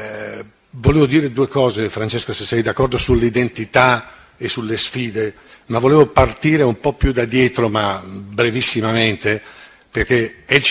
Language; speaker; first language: Italian; native; Italian